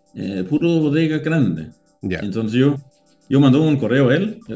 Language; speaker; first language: Spanish; non-native, learner; Danish